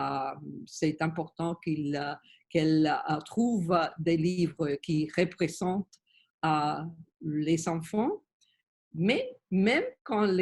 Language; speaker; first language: French; non-native, learner; Spanish